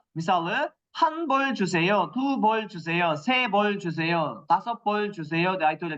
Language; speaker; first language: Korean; non-native, fluent; Kyrgyz